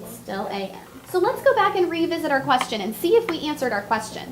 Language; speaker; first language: English; native; English